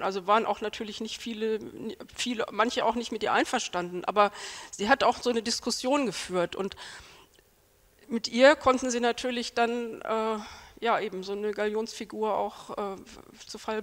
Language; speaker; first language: German; native; German